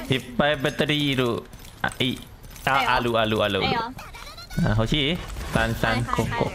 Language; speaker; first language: Japanese; non-native, learner; Thai